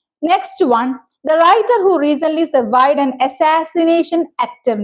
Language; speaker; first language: English; non-native, local second language; Malayalam